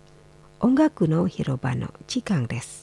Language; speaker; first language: Japanese; non-native, fluent; Indonesian